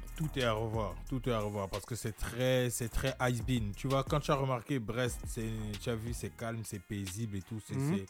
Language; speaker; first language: French; native; French